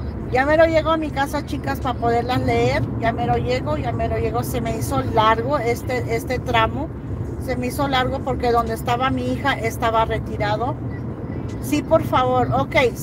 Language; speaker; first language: Spanish; native; Spanish